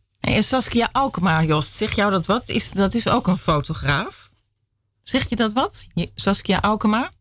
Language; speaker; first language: Dutch; native; Dutch